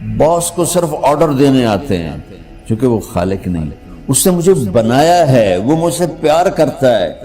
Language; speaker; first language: Urdu; non-native, local second language; Punjabi